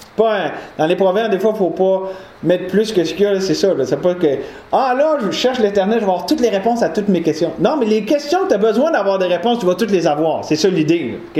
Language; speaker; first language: French; native; French